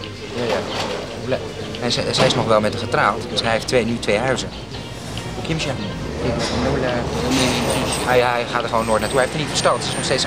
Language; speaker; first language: Dutch; native; Dutch